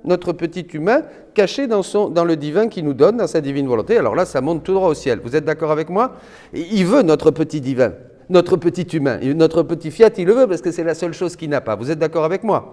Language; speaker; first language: French; native; French